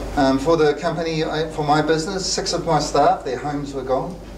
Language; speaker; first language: English; native; English